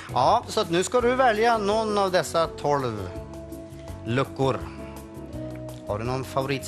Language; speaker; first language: Swedish; native; Swedish